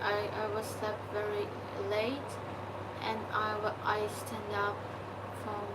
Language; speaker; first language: English; non-native, learner; Ukrainian